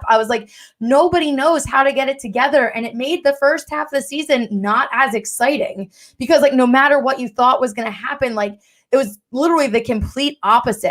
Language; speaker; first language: English; native; English